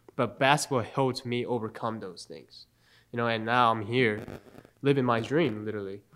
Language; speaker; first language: English; non-native, fluent; Japanese